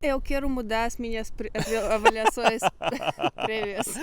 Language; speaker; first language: Portuguese; non-native, fluent; Russian